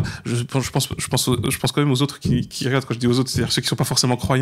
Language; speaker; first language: French; native; French